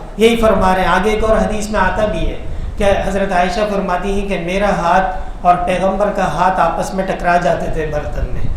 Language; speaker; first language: Urdu; non-native, local second language; Pashto